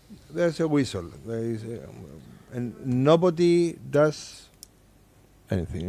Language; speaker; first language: English; non-native, fluent; Greek